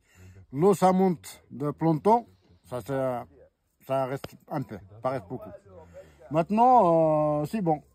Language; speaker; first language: French; non-native, learner; Arabic